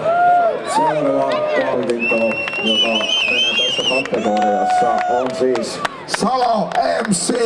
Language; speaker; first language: Finnish; non-native, fluent; Estonian